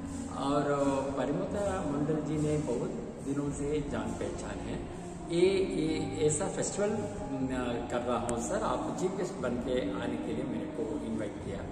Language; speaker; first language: Hindi; non-native, local second language; Kannada